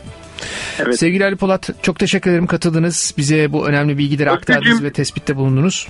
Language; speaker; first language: Turkish; native; Turkish